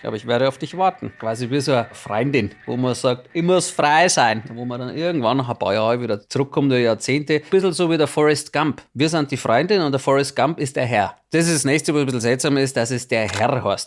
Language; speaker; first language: German; native; German